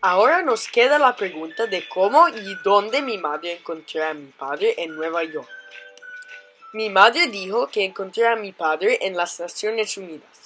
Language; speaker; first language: Spanish; non-native, fluent; English